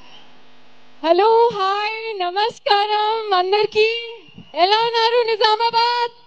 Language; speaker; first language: Telugu; non-native, learner; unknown